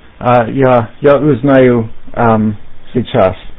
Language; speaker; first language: Russian; non-native, learner; English